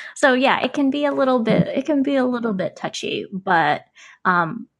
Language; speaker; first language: English; native; English